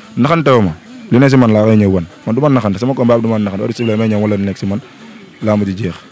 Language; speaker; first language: Wolof; native; Wolof